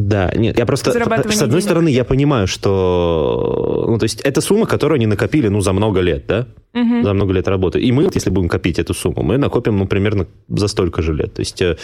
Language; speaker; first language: Russian; native; Russian